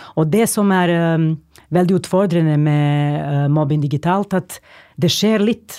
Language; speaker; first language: Norwegian; non-native, fluent; Serbian